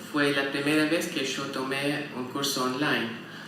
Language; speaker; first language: Spanish; non-native, learner; Arabic